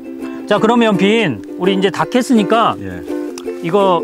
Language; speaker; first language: Korean; native; Korean